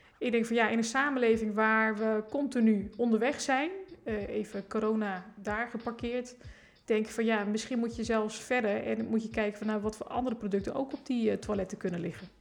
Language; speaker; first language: Dutch; native; Dutch